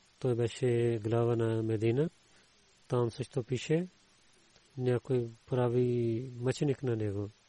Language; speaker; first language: Bulgarian; non-native, learner; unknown